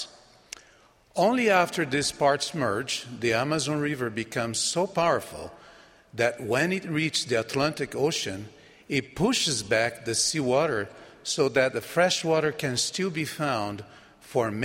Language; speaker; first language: English; non-native, fluent; Portuguese